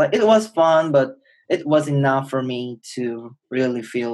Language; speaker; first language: English; non-native, fluent; Korean